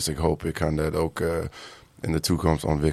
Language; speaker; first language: Dutch; non-native, learner; English